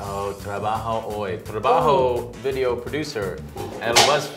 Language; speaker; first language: Spanish; non-native, learner; English